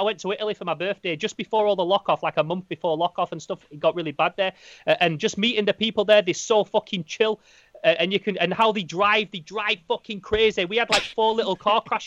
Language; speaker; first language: English; native; English